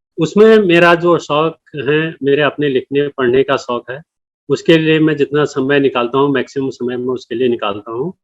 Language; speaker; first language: Hindi; non-native, local second language; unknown